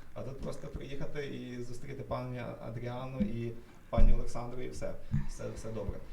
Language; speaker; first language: Ukrainian; native; Ukrainian